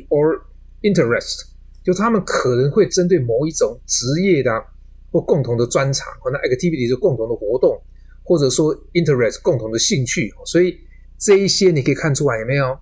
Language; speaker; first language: Chinese; native; Chinese